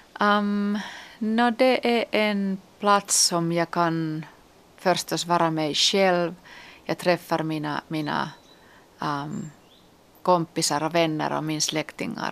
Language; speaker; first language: Swedish; non-native, local second language; Finnish